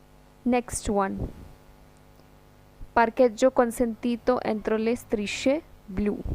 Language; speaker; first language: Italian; non-native, fluent; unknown